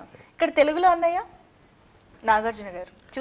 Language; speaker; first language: Telugu; native; Telugu